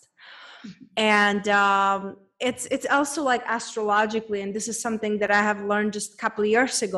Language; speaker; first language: English; non-native, fluent; Czech